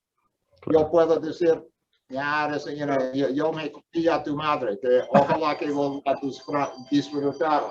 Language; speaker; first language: Spanish; non-native, fluent; English